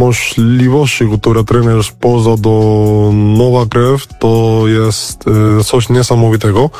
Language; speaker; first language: Polish; non-native, fluent; Spanish